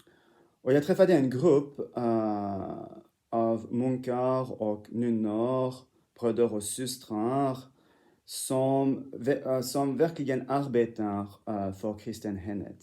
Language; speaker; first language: Swedish; non-native, fluent; French